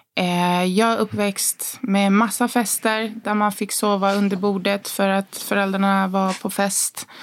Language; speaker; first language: Swedish; early bilingual, other home language; Spanish